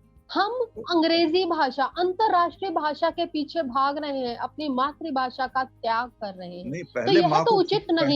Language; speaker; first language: Hindi; native; Hindi